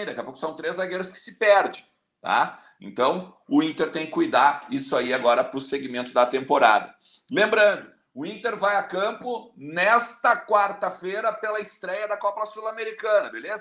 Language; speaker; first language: Portuguese; native; Portuguese